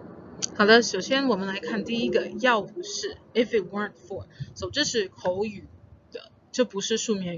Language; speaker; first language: Chinese; non-native, fluent; English